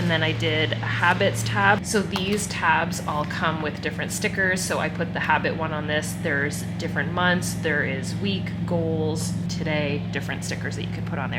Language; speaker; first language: English; native; English